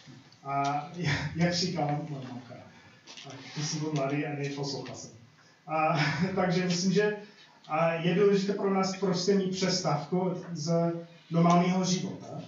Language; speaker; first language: Czech; non-native, fluent; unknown